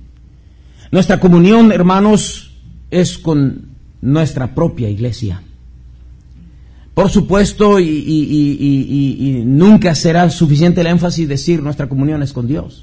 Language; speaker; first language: Spanish; native; Spanish